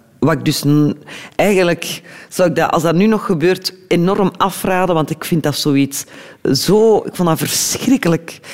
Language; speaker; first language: Dutch; early bilingual, other home language; Turkish